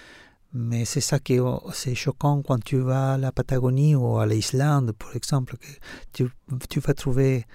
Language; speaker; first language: French; non-native, fluent; Spanish